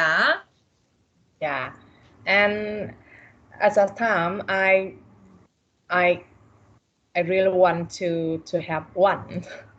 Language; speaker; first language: English; non-native, learner; Vietnamese